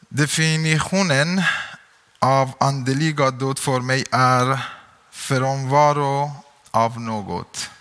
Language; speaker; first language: Swedish; non-native, learner; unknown